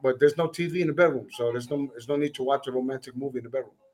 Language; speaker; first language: English; non-native, fluent; Spanish